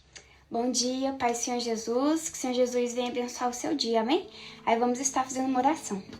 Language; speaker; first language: Portuguese; native; Portuguese